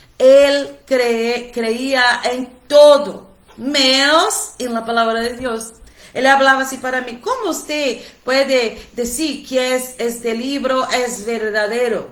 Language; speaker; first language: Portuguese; non-native, learner; Spanish